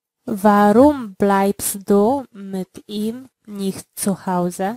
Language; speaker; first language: German; non-native, fluent; Polish